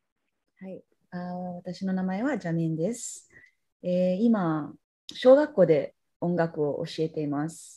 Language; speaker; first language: Japanese; non-native, learner; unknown